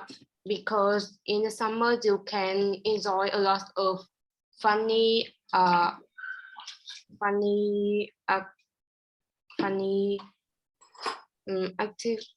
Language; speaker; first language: English; non-native, learner; Vietnamese